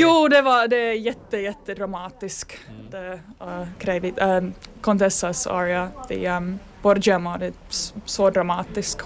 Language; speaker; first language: Swedish; non-native, learner; Finnish